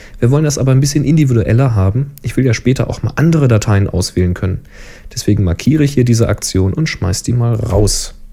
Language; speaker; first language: German; native; German